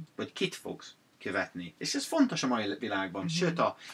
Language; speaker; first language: Hungarian; non-native, fluent; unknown